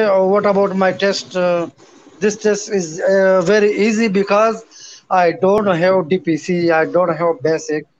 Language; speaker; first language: English; non-native, learner; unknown